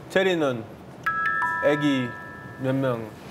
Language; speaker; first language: Korean; non-native, learner; English